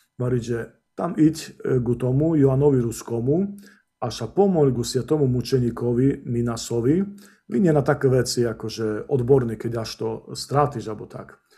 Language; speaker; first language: Slovak; non-native, local second language; Rusyn